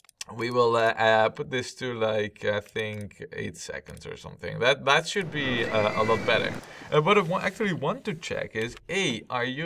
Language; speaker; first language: English; non-native, fluent; Dutch